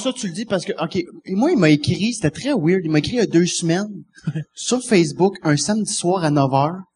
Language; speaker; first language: French; native; French